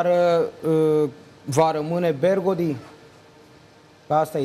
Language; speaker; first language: Romanian; native; Romanian